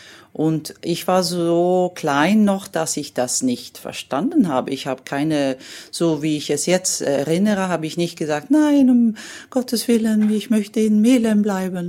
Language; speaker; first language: German; non-native, fluent; Swedish